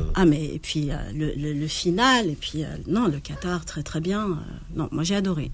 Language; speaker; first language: French; early bilingual, other home language; Arabic